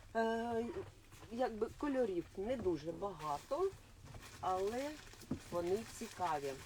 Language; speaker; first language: Ukrainian; non-native, local second language; Russian